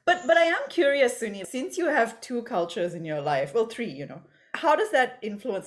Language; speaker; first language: English; native; English